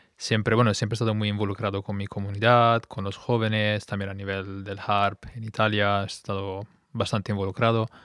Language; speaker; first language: Spanish; non-native, fluent; Italian